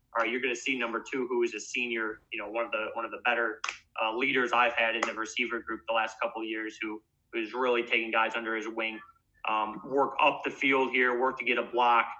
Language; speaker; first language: English; native; English